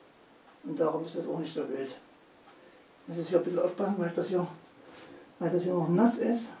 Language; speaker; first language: German; native; German